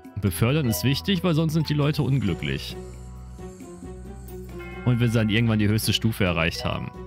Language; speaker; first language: German; native; German